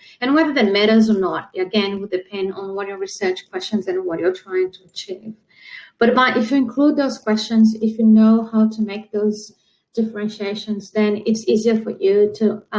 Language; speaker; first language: English; non-native, fluent; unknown